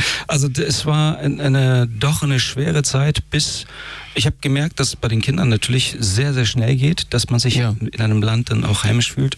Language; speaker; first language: German; early bilingual, other home language; Persian